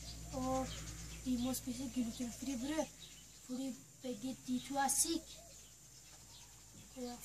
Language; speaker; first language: Swedish; early bilingual, other home language; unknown